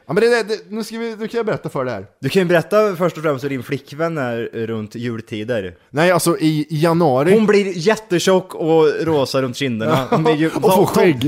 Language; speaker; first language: Swedish; native; Swedish